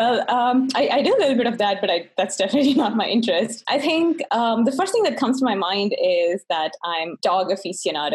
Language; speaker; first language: English; non-native, local second language; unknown